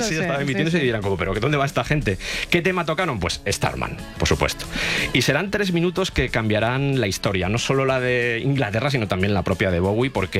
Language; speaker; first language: Spanish; native; Spanish